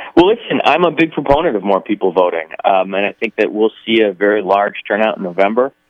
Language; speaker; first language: English; native; English